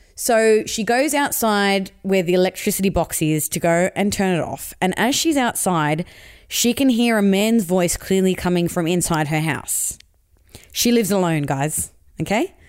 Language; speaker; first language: English; native; English